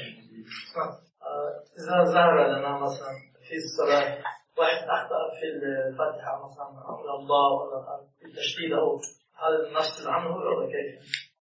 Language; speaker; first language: Arabic; non-native, learner; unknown